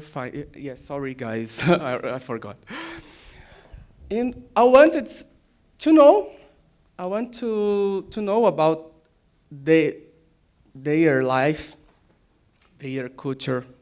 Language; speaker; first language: English; non-native, learner; Portuguese